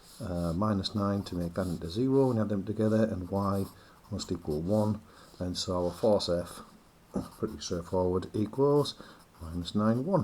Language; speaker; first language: English; native; English